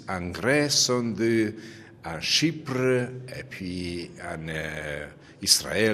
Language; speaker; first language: French; non-native, fluent; Romanian